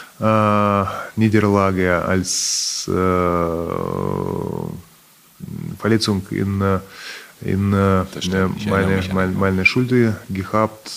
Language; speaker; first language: German; non-native, fluent; Russian